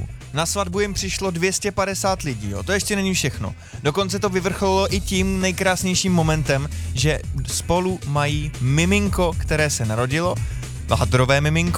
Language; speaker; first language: Czech; native; Czech